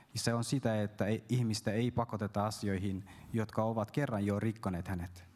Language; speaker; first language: Finnish; early bilingual, other home language; Persian